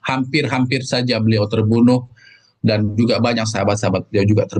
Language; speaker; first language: Indonesian; native; Indonesian